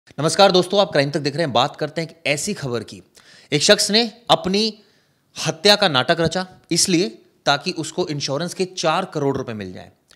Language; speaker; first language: Hindi; native; Hindi